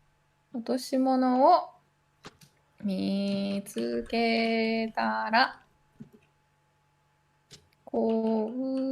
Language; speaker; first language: Japanese; native; Japanese